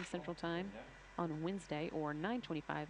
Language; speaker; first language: English; native; English